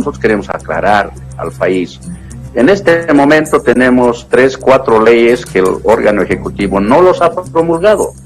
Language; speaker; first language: Spanish; native; Spanish